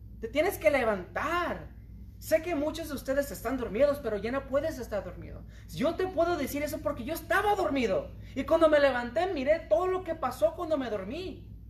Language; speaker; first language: Spanish; early bilingual, heritage; Spanish